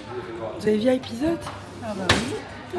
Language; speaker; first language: French; native; French